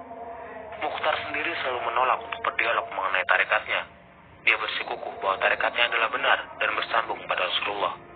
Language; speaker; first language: Indonesian; native; Indonesian